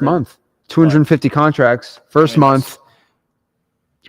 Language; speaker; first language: English; native; English